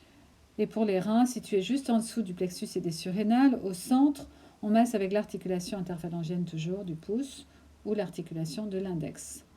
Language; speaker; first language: French; native; French